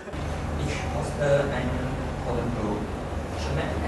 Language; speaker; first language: German; non-native, learner; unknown